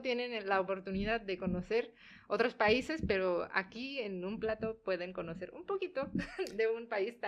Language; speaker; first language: Spanish; non-native, fluent; Tamil